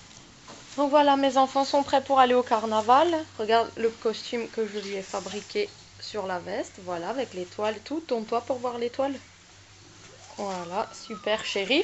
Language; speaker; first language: French; native; French